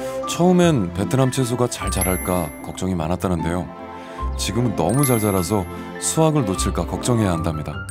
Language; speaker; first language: Korean; native; Korean